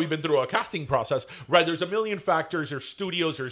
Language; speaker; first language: English; native; English